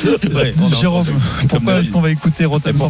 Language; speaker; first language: French; native; French